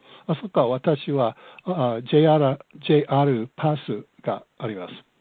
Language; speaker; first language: Japanese; non-native, learner; English